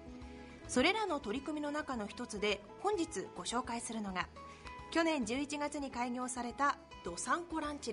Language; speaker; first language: Japanese; native; Japanese